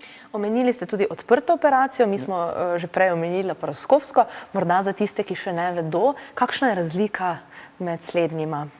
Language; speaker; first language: Slovenian; native; Slovenian